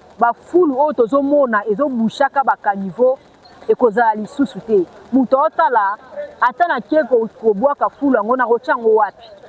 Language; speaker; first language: Lingala; native; Lingala